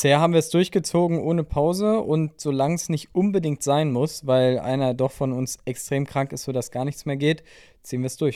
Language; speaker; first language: German; native; German